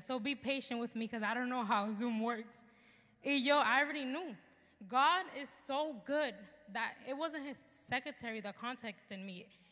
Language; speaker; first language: English; early bilingual, other home language; Spanish